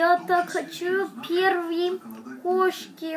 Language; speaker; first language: Russian; non-native, learner; Turkish